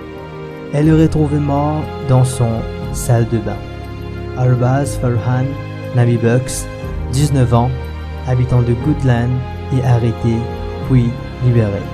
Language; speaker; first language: French; non-native, local second language; Morisyen